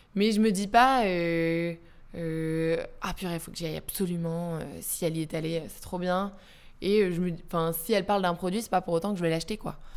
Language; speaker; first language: French; native; French